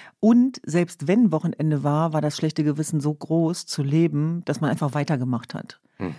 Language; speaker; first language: German; early bilingual, other home language; Kurdish